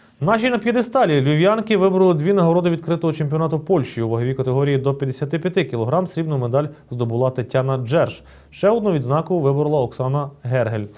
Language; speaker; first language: Ukrainian; native; Ukrainian